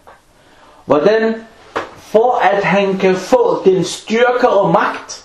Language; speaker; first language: Danish; non-native, fluent; Arabic